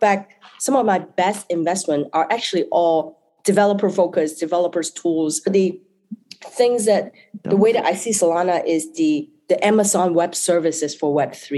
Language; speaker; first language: English; non-native, local second language; Cantonese